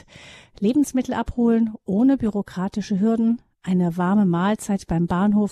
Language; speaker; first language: German; native; German